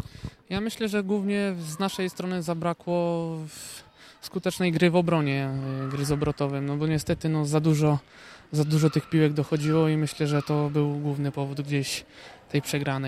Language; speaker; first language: Polish; native; Polish